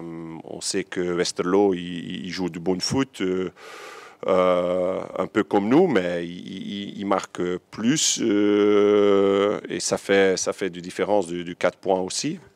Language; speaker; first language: French; non-native, local second language; Dutch